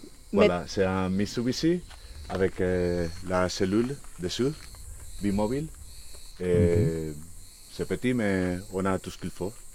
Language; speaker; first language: French; non-native, learner; Spanish